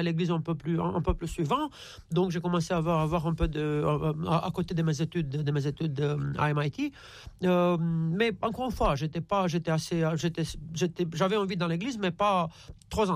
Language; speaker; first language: French; non-native, fluent; Romanian